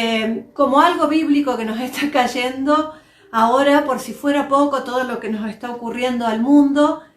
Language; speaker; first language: Spanish; native; Spanish